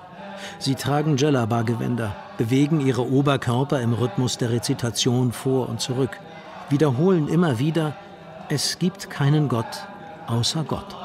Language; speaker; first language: German; native; German